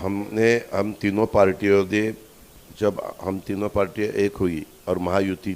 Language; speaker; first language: Hindi; non-native, local second language; Marathi